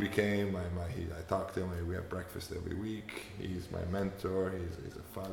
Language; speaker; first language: English; non-native, fluent; Romanian